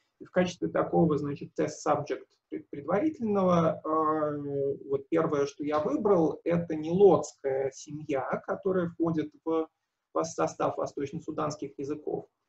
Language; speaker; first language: Russian; native; Russian